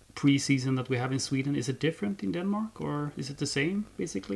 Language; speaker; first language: English; non-native, fluent; Swedish